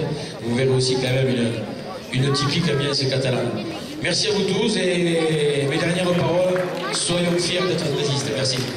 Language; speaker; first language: French; native; French